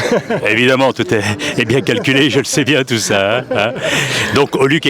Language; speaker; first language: French; native; French